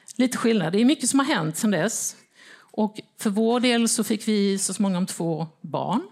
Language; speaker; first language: Swedish; native; Swedish